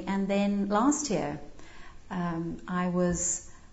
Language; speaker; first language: English; native; English